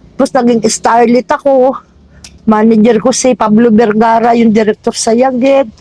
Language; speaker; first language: Filipino; non-native, local second language; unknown